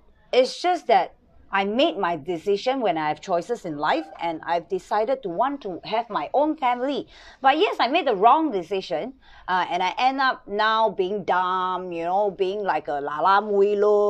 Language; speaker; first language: English; non-native, local second language; Chinese